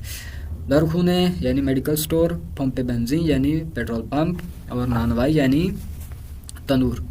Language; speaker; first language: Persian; non-native, fluent; Urdu